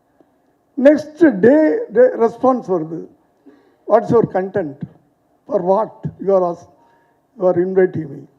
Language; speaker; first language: Tamil; native; Tamil